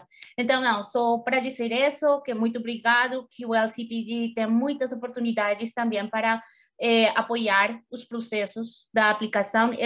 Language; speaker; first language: Portuguese; non-native, fluent; Spanish